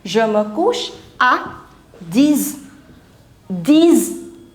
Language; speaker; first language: French; non-native, fluent; Hindi